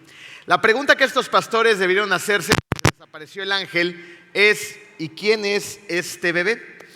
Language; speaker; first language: Spanish; native; Spanish